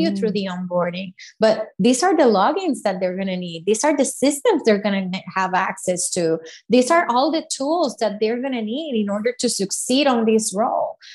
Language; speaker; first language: English; non-native, fluent; Spanish